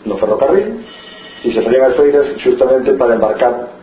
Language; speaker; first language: Spanish; non-native, local second language; Galician